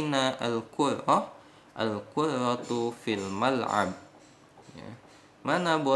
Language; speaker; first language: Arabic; non-native, fluent; Indonesian